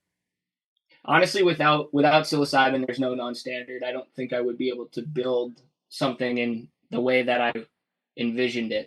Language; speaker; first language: English; native; English